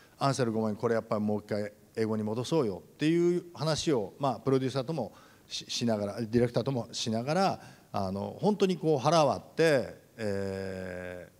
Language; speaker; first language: Japanese; native; Japanese